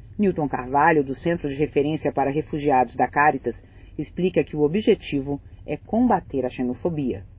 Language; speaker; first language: Portuguese; native; Portuguese